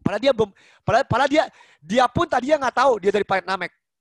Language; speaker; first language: Indonesian; early bilingual, heritage; Indonesian